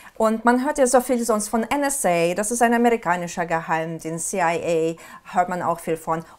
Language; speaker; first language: German; non-native, fluent; Ukrainian